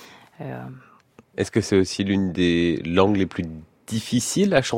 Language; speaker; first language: French; native; French